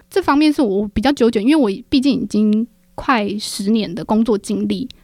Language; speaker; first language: Chinese; native; Chinese